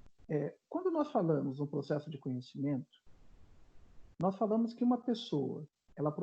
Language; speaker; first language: Portuguese; native; Portuguese